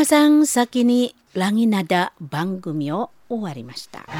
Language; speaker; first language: Japanese; non-native, learner; Indonesian